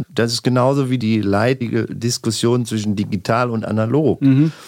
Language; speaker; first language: German; native; German